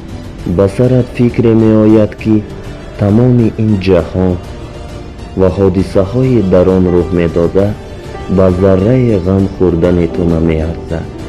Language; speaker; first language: Persian; native; Persian